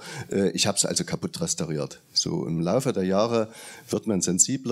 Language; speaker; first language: German; native; German